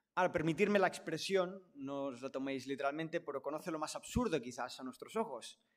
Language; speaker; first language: Spanish; non-native, local second language; Catalan